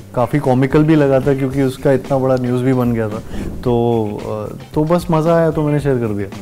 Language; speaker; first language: Hindi; native; Hindi